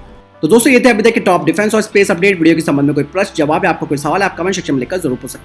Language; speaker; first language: Hindi; native; Hindi